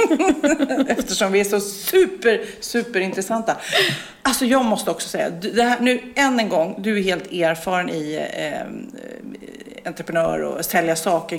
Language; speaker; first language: Swedish; native; Swedish